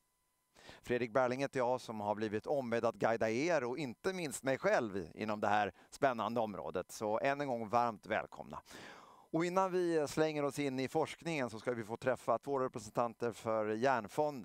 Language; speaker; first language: Swedish; native; Swedish